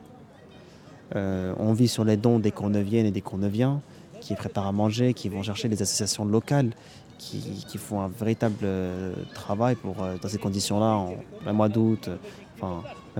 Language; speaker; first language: French; native; French